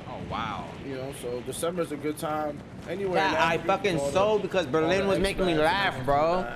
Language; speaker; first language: English; native; English